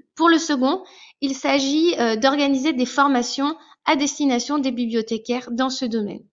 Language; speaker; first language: French; native; French